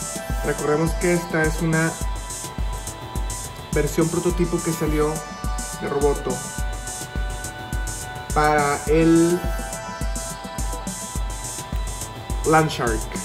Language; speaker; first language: Spanish; native; Spanish